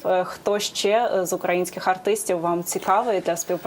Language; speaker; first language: Ukrainian; native; Ukrainian